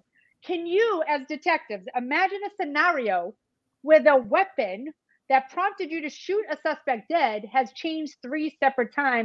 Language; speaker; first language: English; native; English